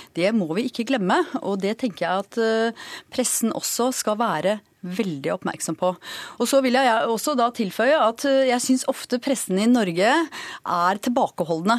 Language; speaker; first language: Norwegian; native; Norwegian